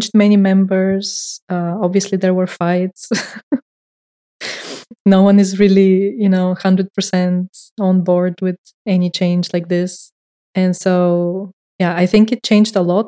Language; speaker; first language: English; non-native, fluent; Bulgarian